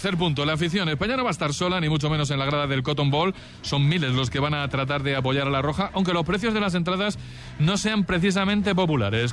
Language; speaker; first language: Spanish; native; Spanish